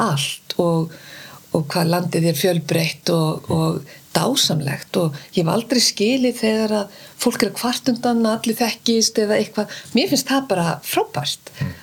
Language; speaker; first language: Icelandic; early bilingual, heritage; Icelandic